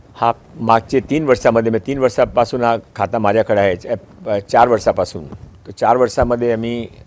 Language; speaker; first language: Marathi; non-native, local second language; Maranao